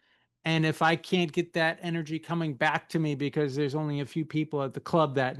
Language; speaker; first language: English; native; English